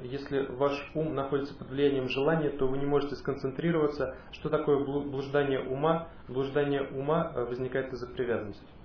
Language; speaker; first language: Russian; native; Russian